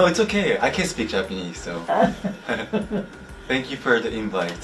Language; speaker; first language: English; non-native, learner; Korean